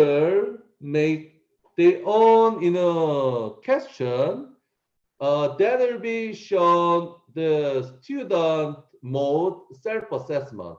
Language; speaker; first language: English; non-native, learner; Korean